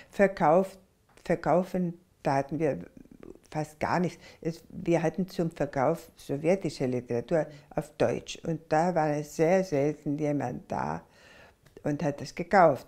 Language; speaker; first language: German; non-native, fluent; Spanish